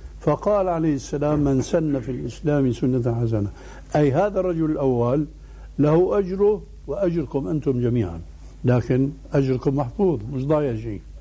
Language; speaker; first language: Arabic; early bilingual, other home language; Albanian